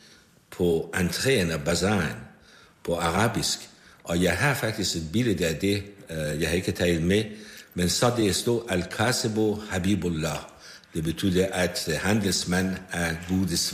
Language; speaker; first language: Danish; non-native, fluent; Persian